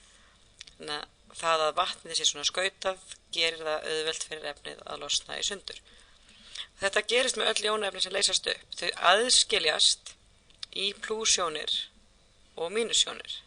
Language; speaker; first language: Icelandic; native; Icelandic